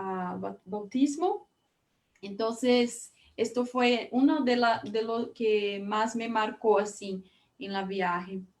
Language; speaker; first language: Spanish; non-native, fluent; Portuguese